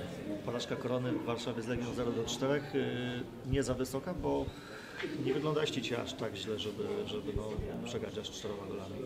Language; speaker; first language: Polish; native; Polish